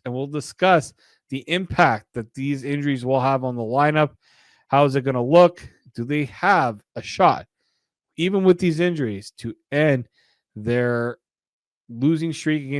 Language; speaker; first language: English; native; English